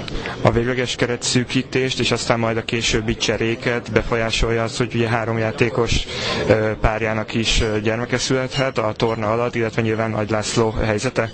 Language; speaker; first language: Hungarian; native; Hungarian